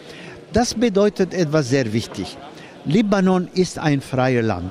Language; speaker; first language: German; non-native, fluent; Arabic